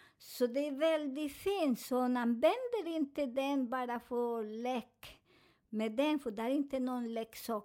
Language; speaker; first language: Swedish; non-native, fluent; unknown